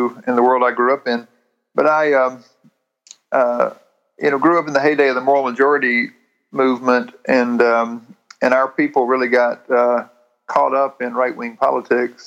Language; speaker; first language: English; native; English